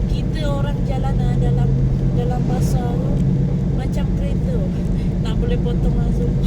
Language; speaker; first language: Malay; native; Malay